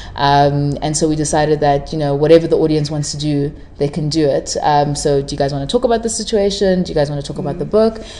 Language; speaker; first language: English; non-native, local second language; Shona